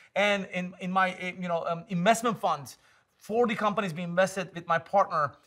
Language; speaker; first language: English; non-native, fluent; Turkish